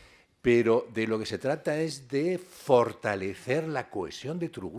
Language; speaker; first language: Spanish; native; Spanish